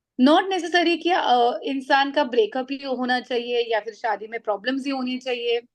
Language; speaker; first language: Hindi; non-native, local second language; Marathi